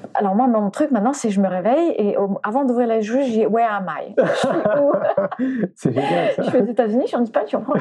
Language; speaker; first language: French; early bilingual, other home language; English